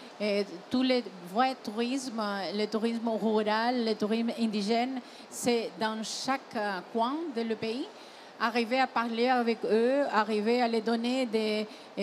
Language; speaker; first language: French; non-native, fluent; Spanish